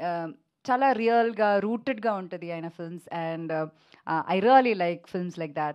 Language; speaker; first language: Telugu; non-native, local second language; Malayalam